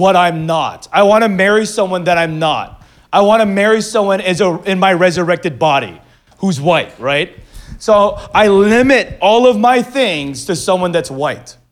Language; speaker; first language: English; early bilingual, other home language; Filipino